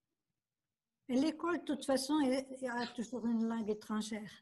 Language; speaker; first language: French; non-native, fluent; Portuguese